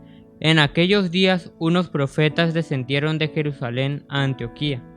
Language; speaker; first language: Spanish; native; Spanish